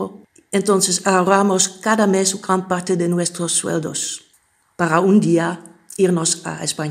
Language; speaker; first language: Spanish; non-native, fluent; Dutch